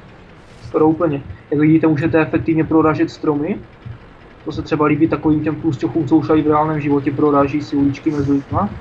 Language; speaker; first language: Czech; native; Czech